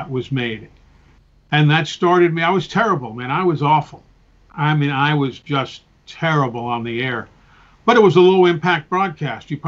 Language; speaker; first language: English; native; English